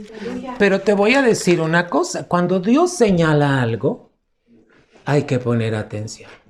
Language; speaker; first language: Spanish; native; Spanish